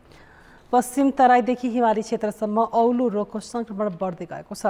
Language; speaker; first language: Nepali; native; Nepali